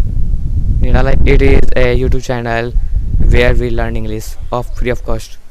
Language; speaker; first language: English; non-native, learner; Hindi